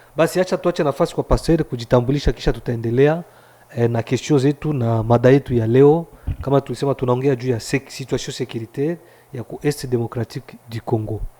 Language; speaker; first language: Swahili; native; Swahili